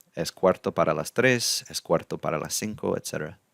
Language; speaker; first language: Spanish; non-native, fluent; English